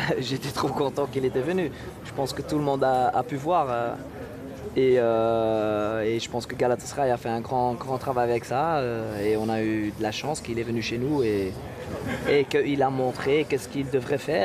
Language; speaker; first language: French; non-native, local second language; Dutch